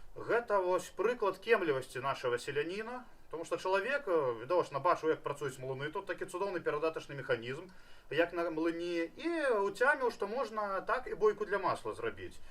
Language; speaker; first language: Belarusian; native; Belarusian